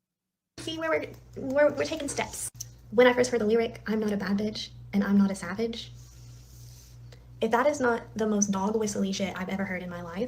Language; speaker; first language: English; native; English